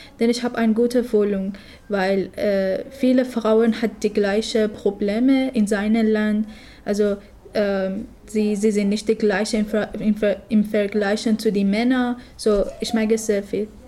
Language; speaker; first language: German; non-native, learner; Persian